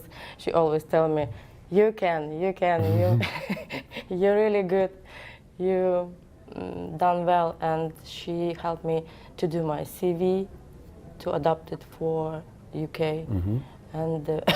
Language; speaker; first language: English; non-native, learner; Ukrainian